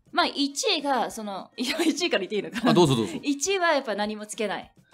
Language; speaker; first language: Japanese; native; Japanese